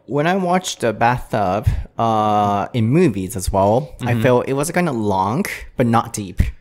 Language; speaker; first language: English; non-native, fluent; Japanese